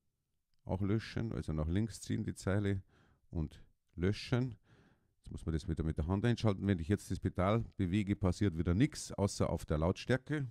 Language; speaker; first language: German; native; German